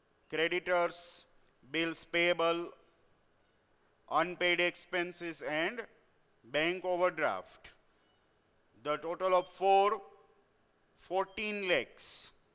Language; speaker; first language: English; non-native, local second language; Gujarati